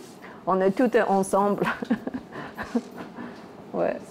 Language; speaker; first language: French; non-native, fluent; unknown